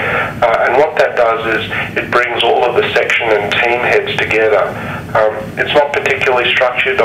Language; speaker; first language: English; native; English